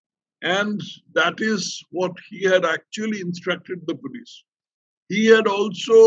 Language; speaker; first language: English; non-native, local second language; Bangla